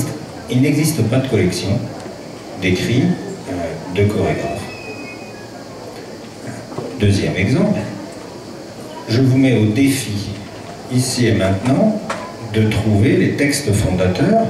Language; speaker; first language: French; native; French